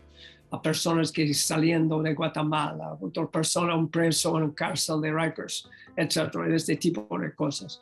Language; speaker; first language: Spanish; non-native, learner; English